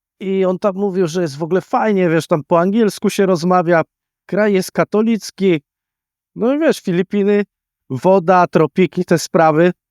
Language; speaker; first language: Polish; native; Polish